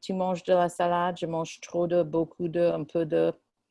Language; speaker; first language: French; non-native, fluent; English